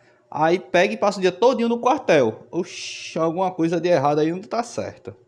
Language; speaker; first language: Portuguese; native; Portuguese